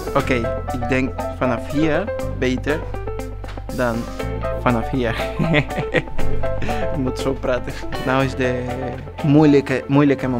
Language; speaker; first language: Dutch; non-native, learner; Spanish